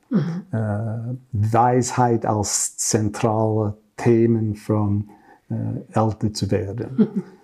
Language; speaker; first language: German; non-native, learner; English